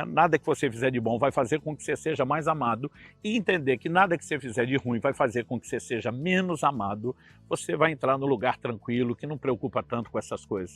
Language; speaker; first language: Portuguese; native; Portuguese